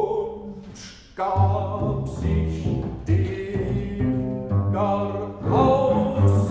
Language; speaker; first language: German; native; German